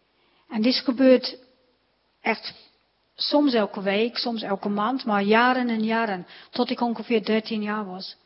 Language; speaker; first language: Dutch; non-native, fluent; English